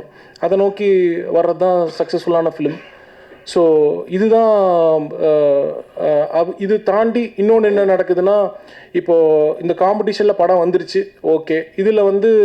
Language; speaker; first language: Tamil; native; Tamil